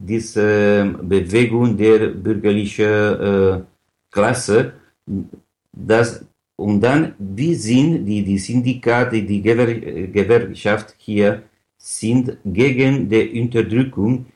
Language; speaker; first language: German; non-native, learner; Catalan